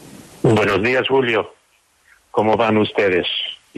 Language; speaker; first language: Spanish; non-native, fluent; English